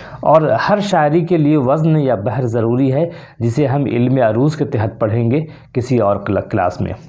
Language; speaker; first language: Urdu; native; Urdu